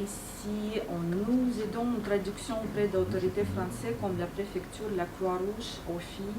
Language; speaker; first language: French; non-native, fluent; Ukrainian